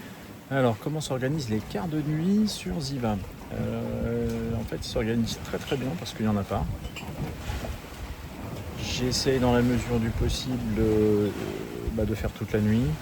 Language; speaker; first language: French; native; French